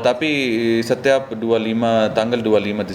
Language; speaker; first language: Indonesian; non-native, learner; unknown